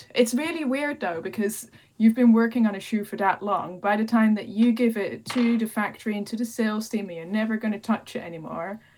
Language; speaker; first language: English; non-native, fluent; Dutch